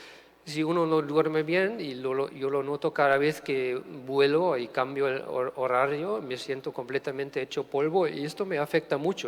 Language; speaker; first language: Spanish; non-native, fluent; German